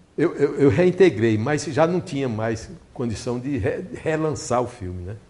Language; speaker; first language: Portuguese; native; Portuguese